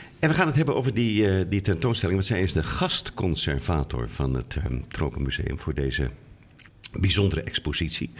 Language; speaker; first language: Dutch; native; Dutch